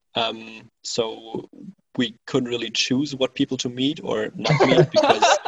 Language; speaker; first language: English; non-native, fluent; German